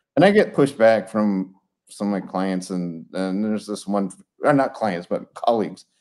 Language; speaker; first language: English; native; English